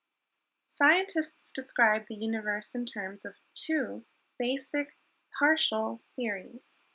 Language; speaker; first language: English; native; English